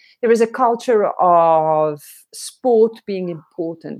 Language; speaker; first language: English; non-native, local second language; Afrikaans